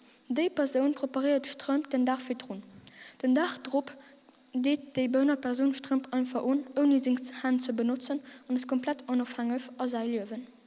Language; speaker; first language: German; non-native, learner; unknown